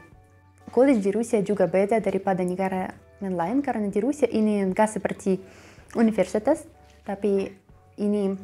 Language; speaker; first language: Indonesian; non-native, learner; Russian